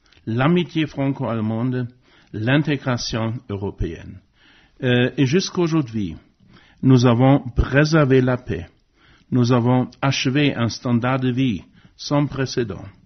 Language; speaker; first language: French; non-native, fluent; German